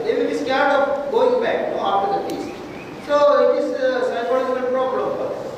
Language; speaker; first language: English; non-native, local second language; Tamil